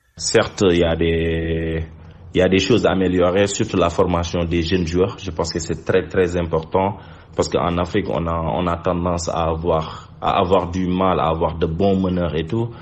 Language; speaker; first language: French; non-native, local second language; Wolof